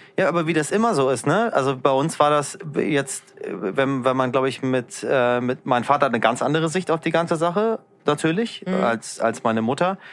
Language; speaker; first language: German; early bilingual, other home language; Persian